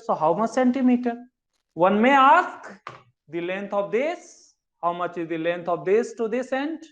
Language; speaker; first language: English; non-native, local second language; Hindi